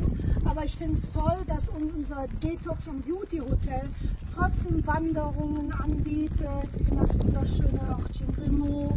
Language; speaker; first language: German; native; German